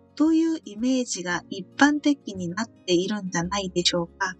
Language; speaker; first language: Japanese; non-native, fluent; Korean